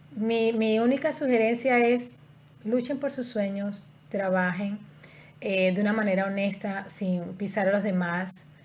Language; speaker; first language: Spanish; native; Spanish